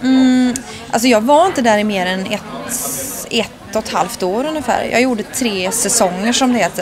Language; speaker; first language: Swedish; native; Swedish